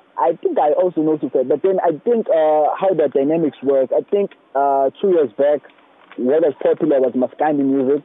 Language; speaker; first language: English; non-native, local second language; Zulu